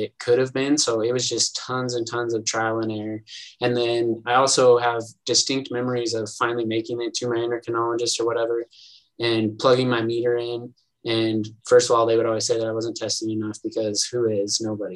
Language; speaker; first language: English; native; English